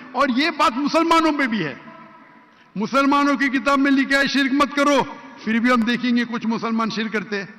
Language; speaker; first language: Urdu; non-native, local second language; Konkani